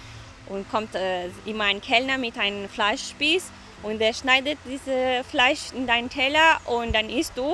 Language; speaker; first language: German; non-native, fluent; Portuguese